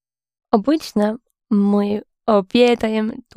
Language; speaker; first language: Russian; non-native, learner; English